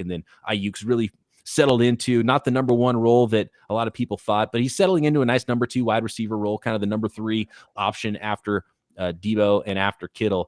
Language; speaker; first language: English; native; English